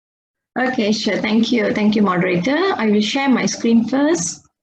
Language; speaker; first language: English; non-native, fluent; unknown